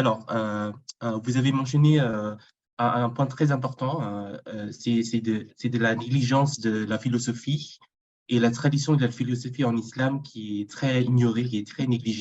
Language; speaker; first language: French; non-native, fluent; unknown